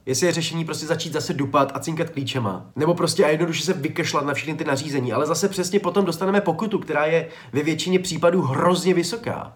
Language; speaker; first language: Czech; native; Czech